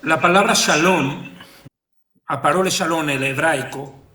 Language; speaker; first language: Italian; non-native, learner; Spanish